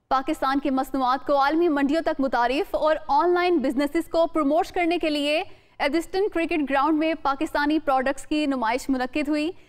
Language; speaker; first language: Urdu; native; Urdu